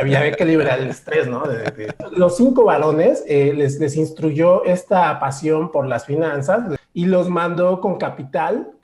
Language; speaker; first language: Spanish; native; Spanish